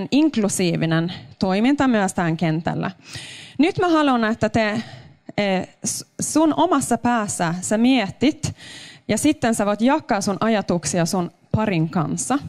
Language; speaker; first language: Finnish; non-native, local second language; Swedish